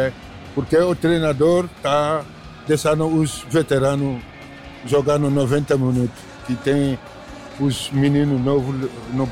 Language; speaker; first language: Portuguese; non-native, learner; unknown